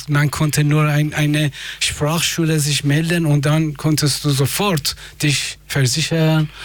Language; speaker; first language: German; non-native, fluent; Persian